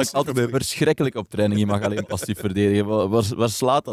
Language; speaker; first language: Dutch; native; Dutch